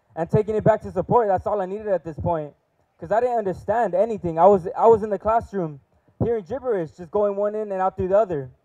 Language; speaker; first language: English; early bilingual, other home language; Spanish